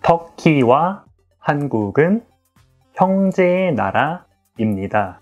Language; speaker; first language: Korean; non-native, fluent; Turkish